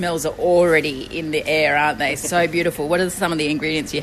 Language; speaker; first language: English; native; English